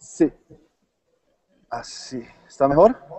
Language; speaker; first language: Spanish; non-native, fluent; Portuguese